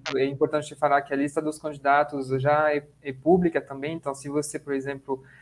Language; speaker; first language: Portuguese; non-native, fluent; French